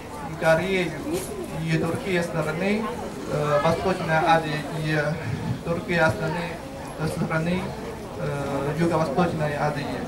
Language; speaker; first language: Russian; non-native, fluent; Chinese